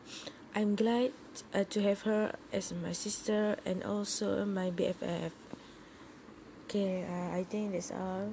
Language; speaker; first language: English; non-native, learner; Malay